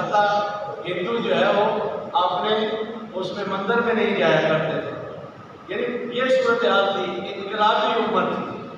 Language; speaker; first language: Urdu; non-native, local second language; Punjabi